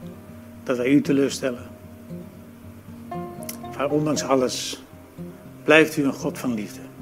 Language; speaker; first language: Dutch; native; Dutch